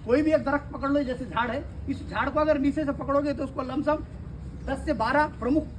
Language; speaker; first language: Hindi; non-native, local second language; Marathi